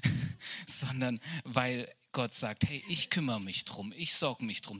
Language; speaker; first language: German; native; German